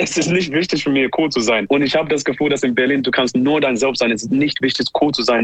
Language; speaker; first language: German; non-native, learner; English